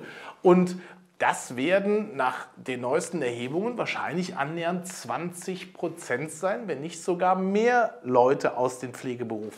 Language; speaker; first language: German; native; German